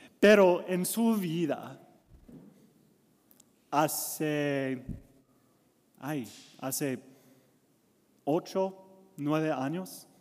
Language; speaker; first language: Spanish; non-native, learner; English